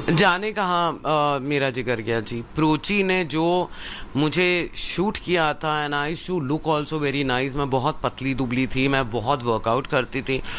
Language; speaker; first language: Hindi; non-native, local second language; Sindhi